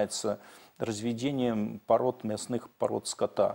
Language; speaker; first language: Russian; native; Russian